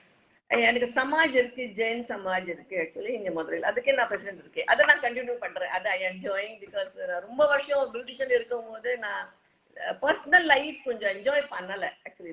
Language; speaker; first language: Tamil; non-native, local second language; Hindi